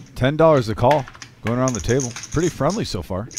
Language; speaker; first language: English; native; English